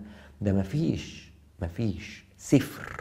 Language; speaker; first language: Arabic; native; Arabic